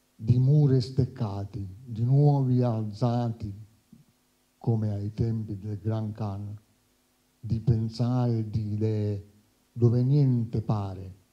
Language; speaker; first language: Italian; native; Italian